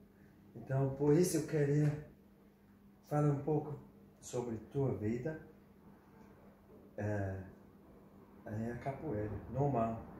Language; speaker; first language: Portuguese; non-native, learner; English